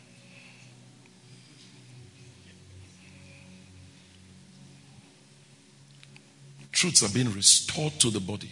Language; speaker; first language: English; non-native, local second language; Bini